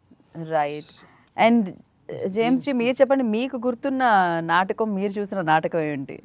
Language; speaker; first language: Telugu; native; Telugu